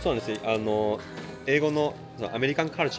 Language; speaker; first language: Japanese; native; Japanese